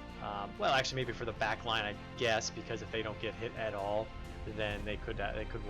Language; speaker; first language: English; native; English